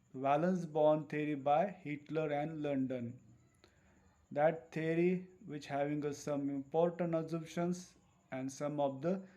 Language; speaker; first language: English; non-native, local second language; Marathi